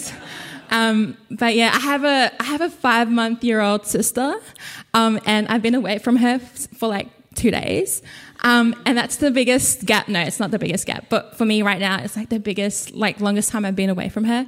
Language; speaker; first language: English; non-native, local second language; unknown